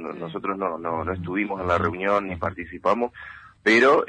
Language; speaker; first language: Spanish; native; Spanish